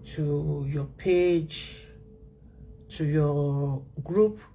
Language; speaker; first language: English; non-native, local second language; Yoruba